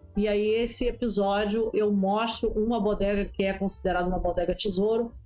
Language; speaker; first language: Portuguese; native; Portuguese